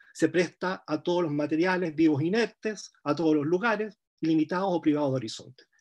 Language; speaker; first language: Spanish; native; Spanish